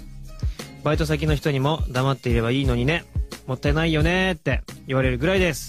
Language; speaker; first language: Japanese; native; Japanese